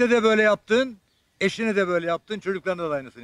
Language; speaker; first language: Turkish; native; Turkish